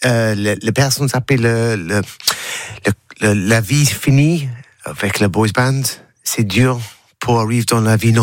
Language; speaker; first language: French; non-native, learner; English